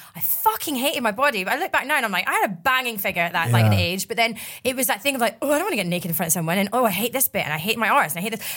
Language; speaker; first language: English; native; English